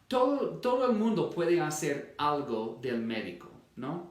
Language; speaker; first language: Spanish; non-native, fluent; English